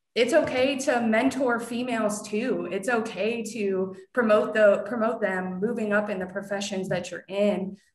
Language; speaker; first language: English; native; English